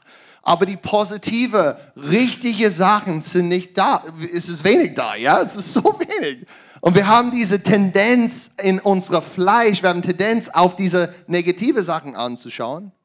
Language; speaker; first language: German; non-native, learner; English